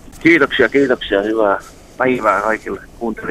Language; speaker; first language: Finnish; native; Finnish